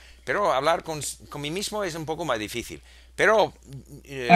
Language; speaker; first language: Spanish; non-native, fluent; English